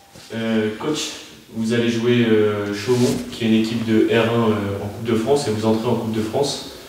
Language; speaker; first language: French; native; French